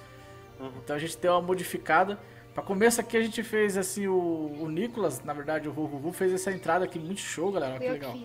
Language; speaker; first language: Portuguese; native; Portuguese